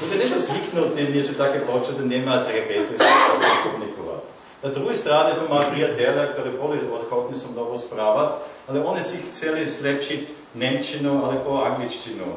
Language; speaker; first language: Slovak; non-native, learner; German